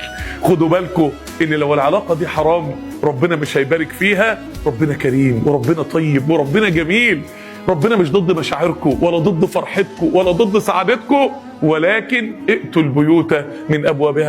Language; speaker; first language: Arabic; native; Arabic